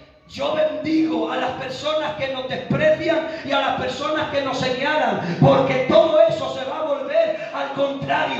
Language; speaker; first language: Spanish; native; Spanish